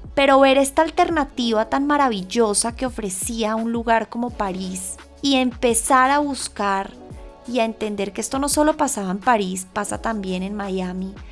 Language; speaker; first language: Spanish; native; Spanish